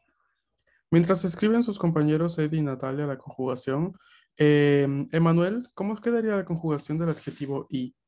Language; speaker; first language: Spanish; native; Spanish